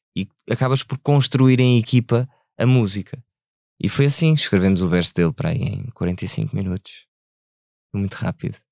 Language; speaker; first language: Portuguese; early bilingual, other home language; French